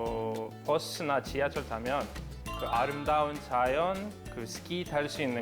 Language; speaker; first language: Korean; non-native, fluent; Norwegian